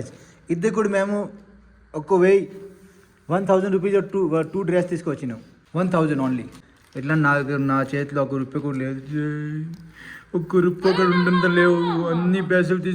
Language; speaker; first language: Telugu; non-native, learner; Hindi